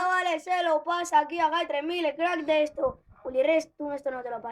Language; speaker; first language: Spanish; native; Spanish